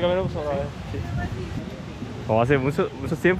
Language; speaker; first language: Spanish; non-native, learner; Korean